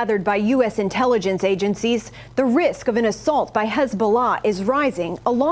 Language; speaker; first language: English; native; English